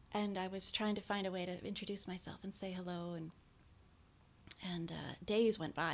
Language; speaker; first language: English; native; English